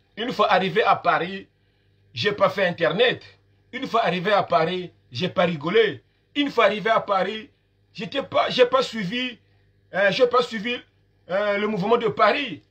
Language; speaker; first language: French; non-native, local second language; Lingala